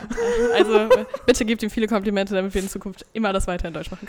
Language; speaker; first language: German; native; German